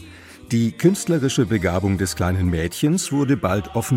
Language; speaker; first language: German; native; German